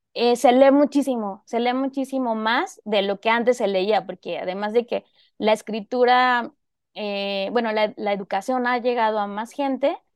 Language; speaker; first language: Spanish; native; Spanish